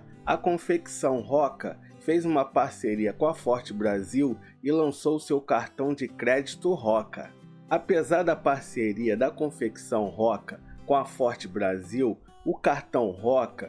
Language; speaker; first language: Portuguese; native; Portuguese